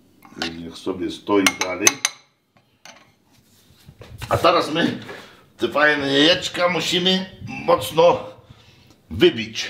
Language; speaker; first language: Polish; non-native, fluent; Lithuanian